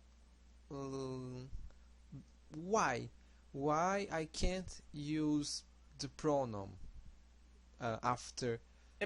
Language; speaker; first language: English; non-native, learner; Portuguese